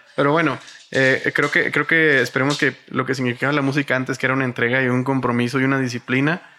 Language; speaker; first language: Spanish; native; Spanish